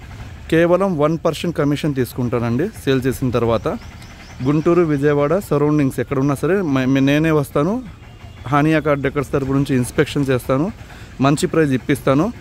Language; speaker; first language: Telugu; native; Telugu